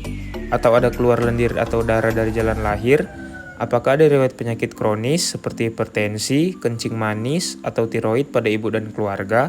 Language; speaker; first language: Indonesian; native; Indonesian